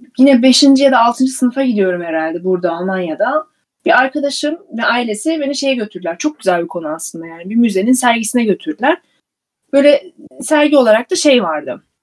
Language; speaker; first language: Turkish; early bilingual, heritage; Turkish